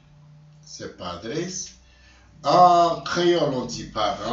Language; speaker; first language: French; non-native, local second language; Haitian Creole